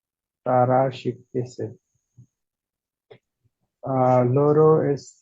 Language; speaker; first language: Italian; non-native, learner; Bangla